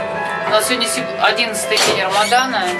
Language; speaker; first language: Russian; native; Russian